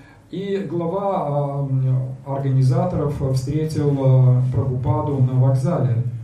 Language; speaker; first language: Russian; native; Russian